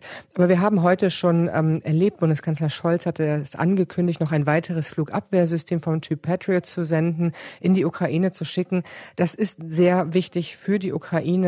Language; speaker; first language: German; native; German